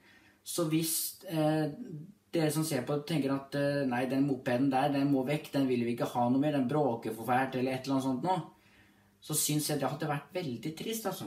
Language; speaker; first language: Norwegian; native; Norwegian